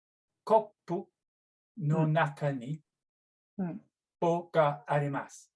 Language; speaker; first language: Japanese; non-native, learner; English